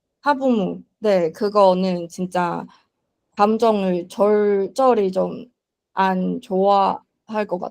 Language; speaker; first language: Korean; non-native, learner; Chinese